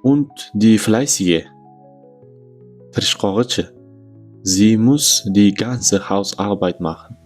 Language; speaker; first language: German; non-native, learner; Uzbek